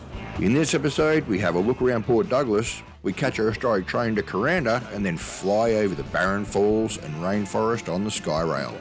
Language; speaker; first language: English; native; English